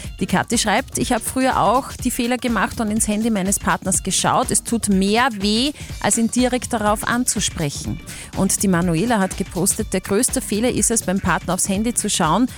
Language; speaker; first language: German; native; German